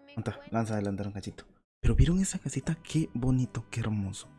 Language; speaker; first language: Spanish; native; Spanish